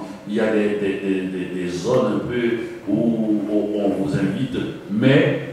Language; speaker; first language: French; non-native, local second language; Haitian Creole